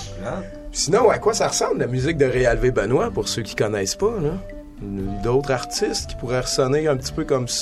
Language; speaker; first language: French; native; French